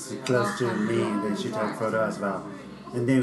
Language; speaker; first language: English; non-native, learner; Chinese